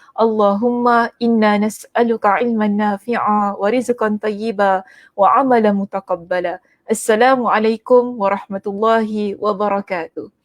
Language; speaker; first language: Malay; native; Malay